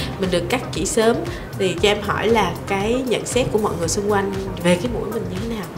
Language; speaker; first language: Vietnamese; native; Vietnamese